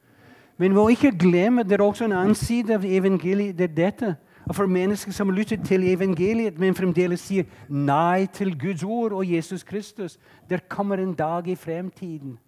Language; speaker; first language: Norwegian; non-native, fluent; English